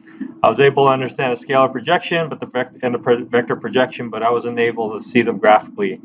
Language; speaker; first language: English; native; English